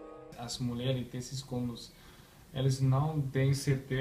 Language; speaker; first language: Portuguese; non-native, learner; Chinese